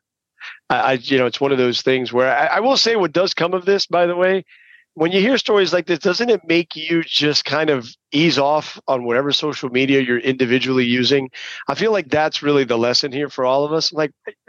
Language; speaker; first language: English; native; English